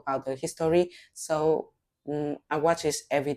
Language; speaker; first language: English; non-native, learner; Vietnamese